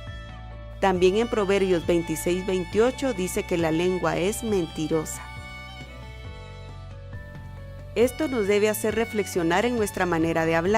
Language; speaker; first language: Spanish; native; Spanish